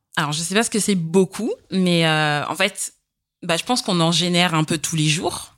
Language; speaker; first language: French; native; French